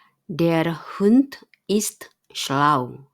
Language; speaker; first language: German; non-native, fluent; Indonesian